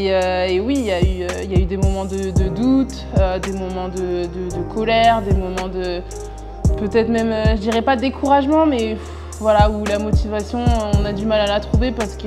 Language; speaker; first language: French; native; French